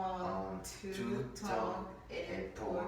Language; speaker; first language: French; non-native, learner; English